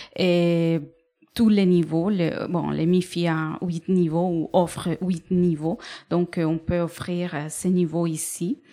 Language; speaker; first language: French; non-native, fluent; Spanish